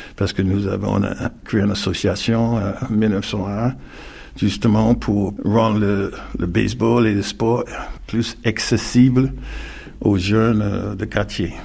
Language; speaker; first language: French; non-native, fluent; English